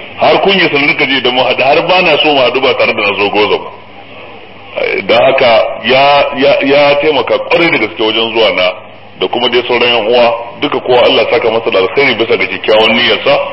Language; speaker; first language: Hausa; native; Hausa